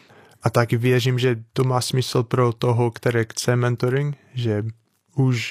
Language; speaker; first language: Czech; non-native, fluent; English